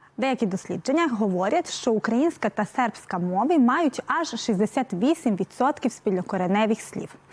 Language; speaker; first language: Ukrainian; early bilingual, heritage; Ukrainian